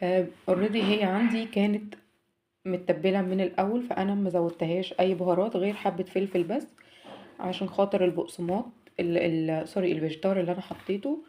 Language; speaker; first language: Arabic; native; Arabic